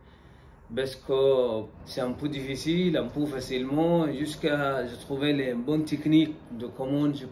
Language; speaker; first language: French; non-native, learner; Arabic